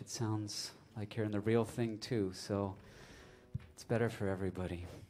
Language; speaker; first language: English; early bilingual, heritage; English